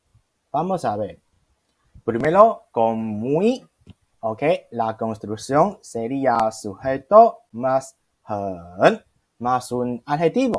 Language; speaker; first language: Spanish; non-native, fluent; Chinese